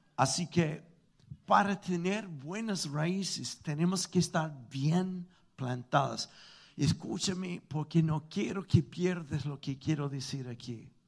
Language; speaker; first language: Spanish; non-native, fluent; English